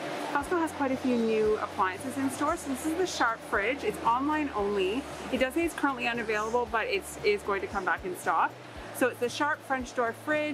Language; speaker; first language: English; native; English